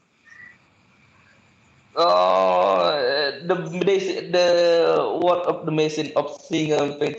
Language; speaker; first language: English; non-native, learner; Indonesian